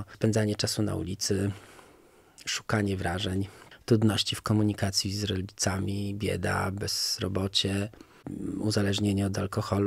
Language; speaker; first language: Polish; native; Polish